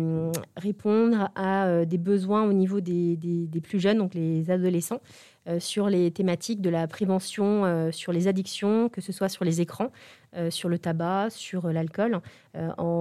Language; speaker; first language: French; native; French